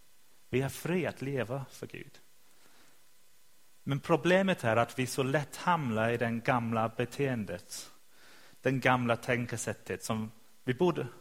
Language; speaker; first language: Swedish; non-native, fluent; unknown